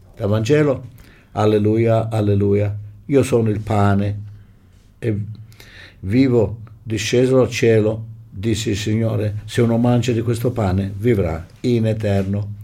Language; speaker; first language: Italian; native; Italian